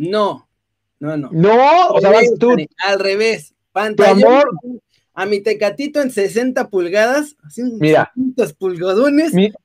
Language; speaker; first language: Spanish; native; Spanish